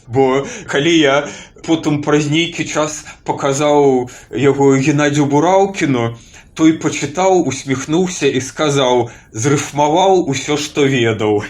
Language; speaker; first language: Belarusian; native; Belarusian